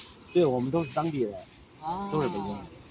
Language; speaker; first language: Chinese; native; Chinese